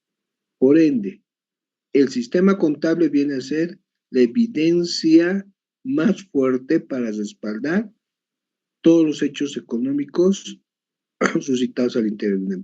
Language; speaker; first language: Spanish; native; Spanish